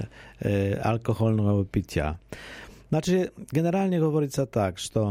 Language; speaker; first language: Polish; non-native, local second language; Ukrainian